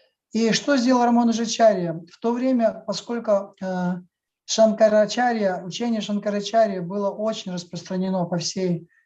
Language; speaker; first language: Russian; native; Russian